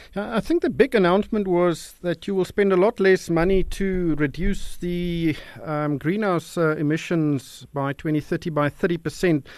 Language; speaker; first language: English; non-native, local second language; Afrikaans